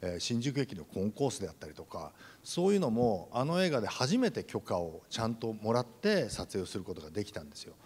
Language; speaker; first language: Japanese; native; Japanese